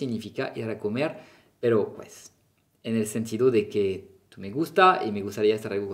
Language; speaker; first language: Spanish; non-native, fluent; French